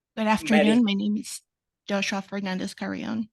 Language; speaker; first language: English; non-native, fluent; Spanish